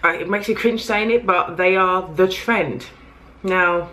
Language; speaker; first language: English; native; English